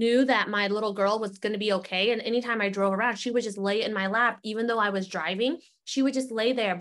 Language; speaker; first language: English; native; English